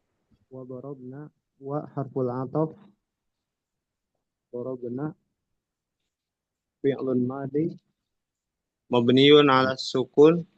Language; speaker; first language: Arabic; non-native, learner; Indonesian